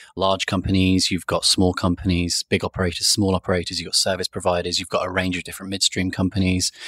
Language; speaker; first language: English; native; English